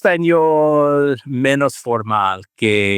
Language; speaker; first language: Spanish; non-native, learner; English